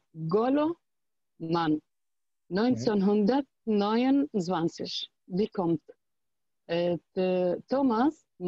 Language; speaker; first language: German; non-native, learner; Arabic